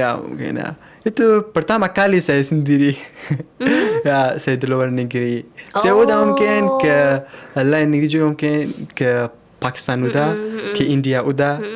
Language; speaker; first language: Indonesian; non-native, learner; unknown